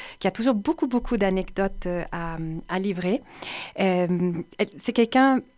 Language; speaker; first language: French; non-native, fluent; Italian